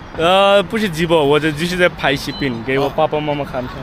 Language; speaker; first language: Chinese; non-native, learner; Bangla